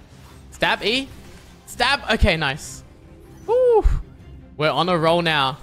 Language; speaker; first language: English; native; English